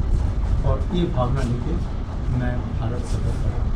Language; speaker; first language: Hindi; non-native, local second language; Bangla